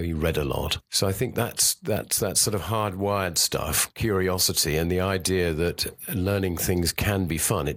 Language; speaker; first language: English; native; English